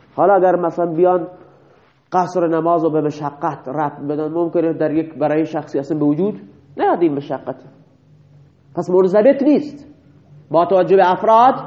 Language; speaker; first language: Persian; native; Persian